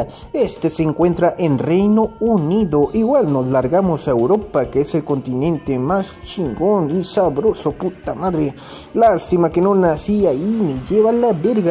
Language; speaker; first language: Spanish; native; Spanish